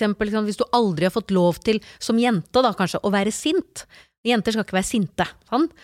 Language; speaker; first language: Norwegian; native; Norwegian